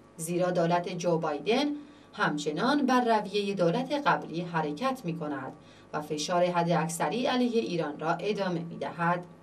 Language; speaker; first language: Persian; non-native, local second language; Central Kurdish